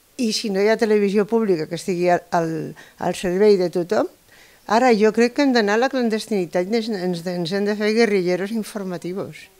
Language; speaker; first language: Catalan; non-native, local second language; Spanish